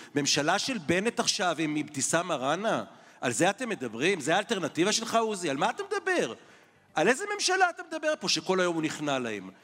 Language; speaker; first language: Hebrew; native; Hebrew